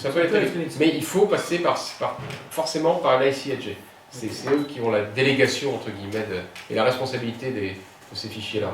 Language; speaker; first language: French; native; French